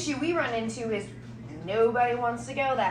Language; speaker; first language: English; native; English